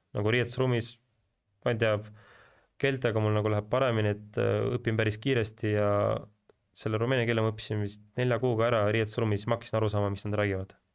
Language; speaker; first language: Estonian; early bilingual, heritage; Estonian